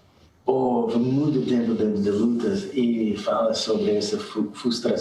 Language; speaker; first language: Portuguese; non-native, learner; English